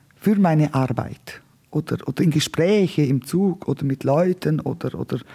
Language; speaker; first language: German; non-native, local second language; Romansh